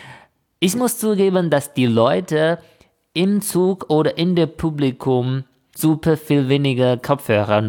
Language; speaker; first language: German; non-native, fluent; Chinese